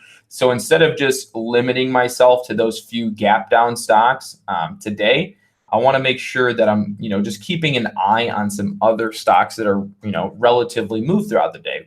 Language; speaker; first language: English; native; English